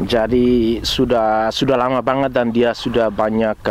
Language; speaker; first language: Indonesian; non-native, local second language; Tetum